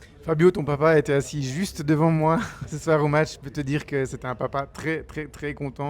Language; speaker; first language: French; native; French